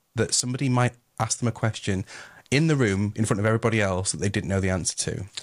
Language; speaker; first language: English; native; English